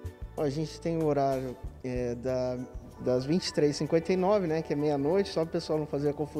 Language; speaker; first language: Portuguese; native; Portuguese